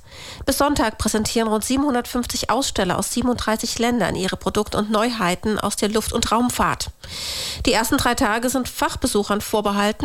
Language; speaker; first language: German; native; German